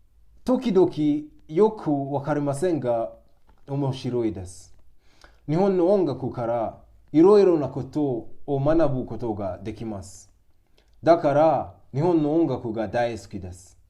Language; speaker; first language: Japanese; non-native, learner; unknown